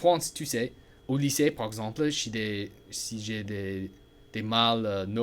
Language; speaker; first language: French; non-native, learner; English